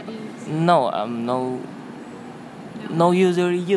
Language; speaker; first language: English; non-native, learner; Cantonese